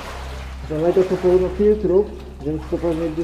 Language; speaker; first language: Polish; native; Polish